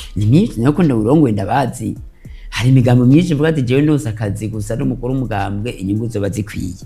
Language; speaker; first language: Rundi; native; Rundi